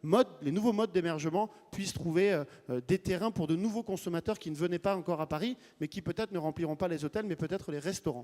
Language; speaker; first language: French; native; French